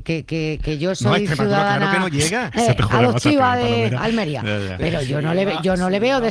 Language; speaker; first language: Spanish; native; Spanish